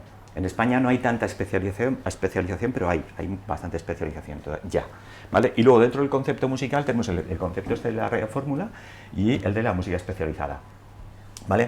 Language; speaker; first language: Spanish; native; Spanish